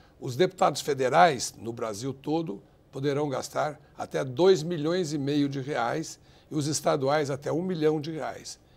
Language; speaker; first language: Portuguese; native; Portuguese